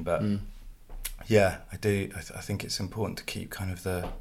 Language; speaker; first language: English; native; English